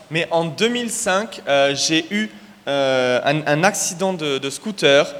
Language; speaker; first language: French; native; French